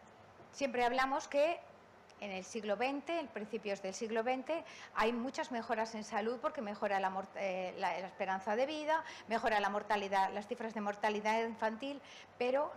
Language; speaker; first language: Spanish; native; Spanish